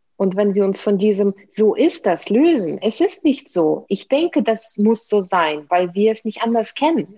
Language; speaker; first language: German; non-native, fluent; Russian